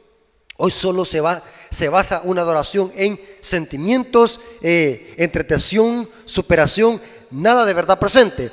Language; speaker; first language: Spanish; native; Spanish